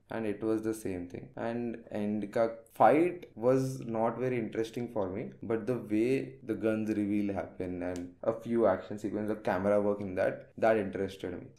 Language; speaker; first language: English; non-native, local second language; Telugu